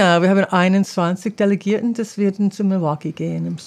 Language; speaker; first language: German; non-native, fluent; English